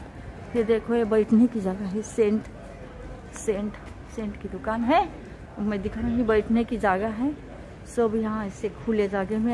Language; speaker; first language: Hindi; non-native, local second language; Marathi